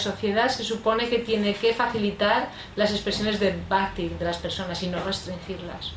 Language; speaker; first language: Spanish; native; Spanish